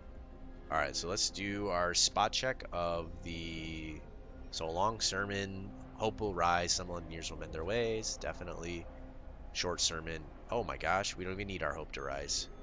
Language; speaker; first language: English; native; English